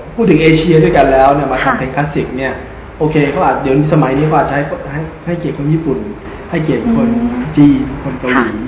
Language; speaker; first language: Thai; native; Thai